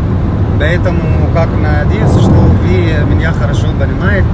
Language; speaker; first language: Russian; non-native, learner; Arabic